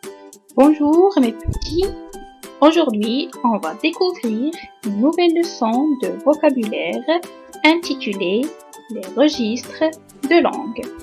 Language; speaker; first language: French; non-native, local second language; Arabic